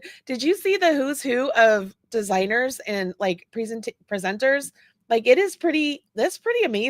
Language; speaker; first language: English; native; English